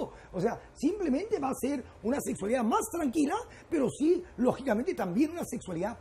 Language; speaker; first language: Spanish; native; Spanish